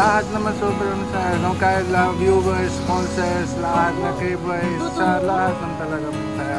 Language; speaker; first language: Filipino; non-native, local second language; Bikol